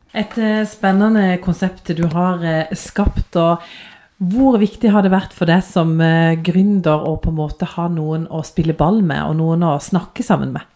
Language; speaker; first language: Norwegian; native; Norwegian